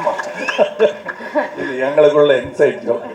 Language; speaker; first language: Tamil; native; Tamil